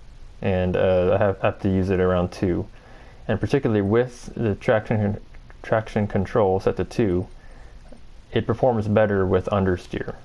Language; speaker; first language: English; native; English